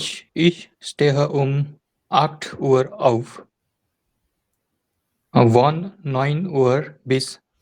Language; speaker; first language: German; non-native, learner; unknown